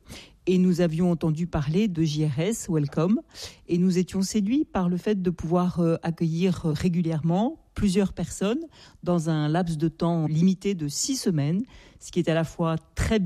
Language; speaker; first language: French; native; French